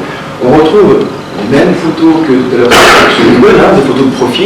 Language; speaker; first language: French; native; French